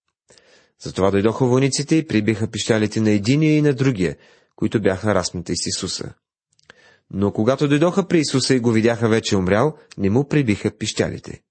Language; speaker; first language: Bulgarian; native; Bulgarian